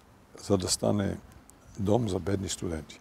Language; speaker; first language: Bulgarian; early bilingual, heritage; Bulgarian